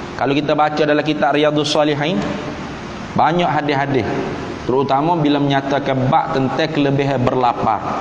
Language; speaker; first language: Malay; native; Malay